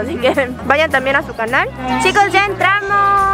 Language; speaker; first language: Spanish; early bilingual, other home language; Korean